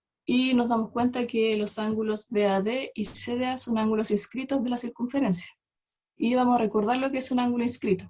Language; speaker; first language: Spanish; native; Spanish